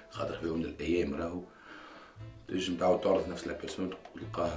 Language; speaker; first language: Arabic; native; Arabic